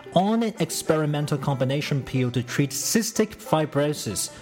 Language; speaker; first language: English; non-native, fluent; Chinese